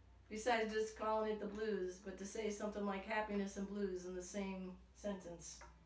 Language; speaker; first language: English; native; English